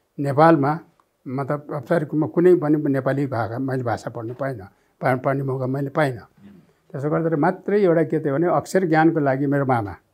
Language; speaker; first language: Nepali; native; Nepali